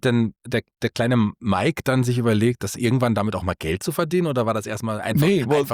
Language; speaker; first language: German; native; German